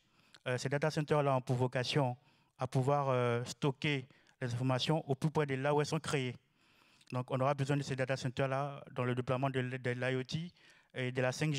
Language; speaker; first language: French; native; French